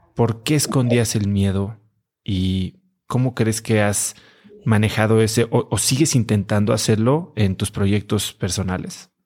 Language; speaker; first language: Spanish; native; Spanish